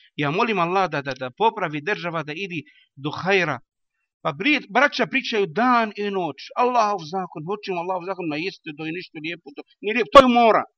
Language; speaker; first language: Bosnian; non-native, learner; Arabic